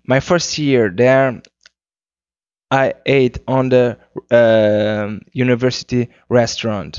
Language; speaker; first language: English; non-native, fluent; Kabuverdianu